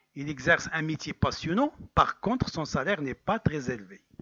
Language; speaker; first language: French; non-native, local second language; Arabic